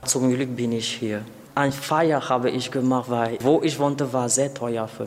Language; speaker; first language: German; non-native, learner; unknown